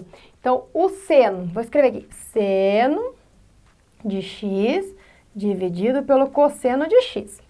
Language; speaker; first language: Portuguese; native; Portuguese